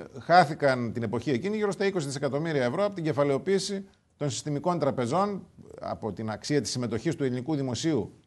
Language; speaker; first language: Greek; native; Greek